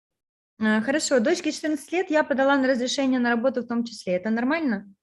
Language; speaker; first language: Russian; native; Russian